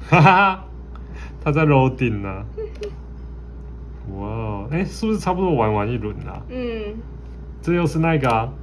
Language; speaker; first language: Chinese; native; Chinese